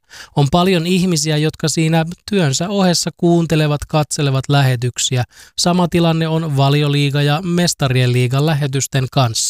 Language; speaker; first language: Finnish; native; Finnish